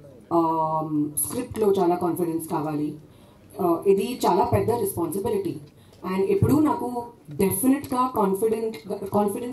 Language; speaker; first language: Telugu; non-native, local second language; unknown